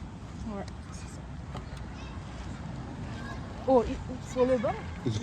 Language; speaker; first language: French; native; French